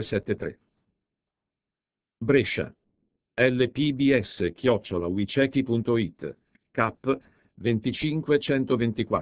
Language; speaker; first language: Italian; native; Italian